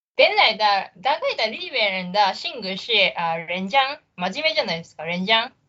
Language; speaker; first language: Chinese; non-native, learner; Japanese